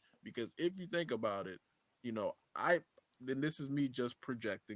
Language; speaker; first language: English; native; English